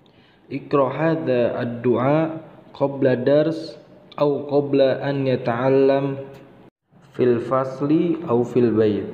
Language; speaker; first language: Arabic; non-native, fluent; Indonesian